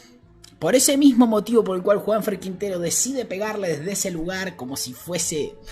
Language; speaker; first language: Spanish; native; Spanish